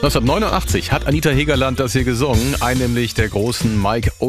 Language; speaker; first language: German; native; German